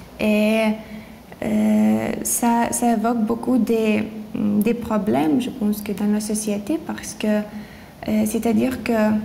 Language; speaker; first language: French; non-native, learner; Lithuanian